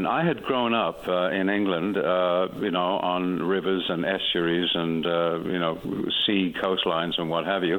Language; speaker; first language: English; native; English